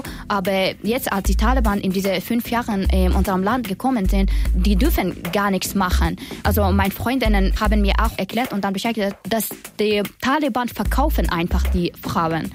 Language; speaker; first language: German; non-native, learner; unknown